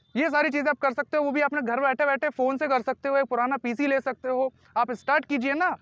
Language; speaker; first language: Hindi; native; Hindi